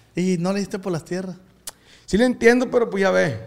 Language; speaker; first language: Spanish; native; Spanish